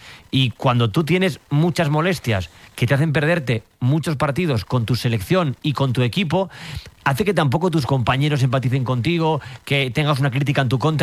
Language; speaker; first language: Spanish; native; Spanish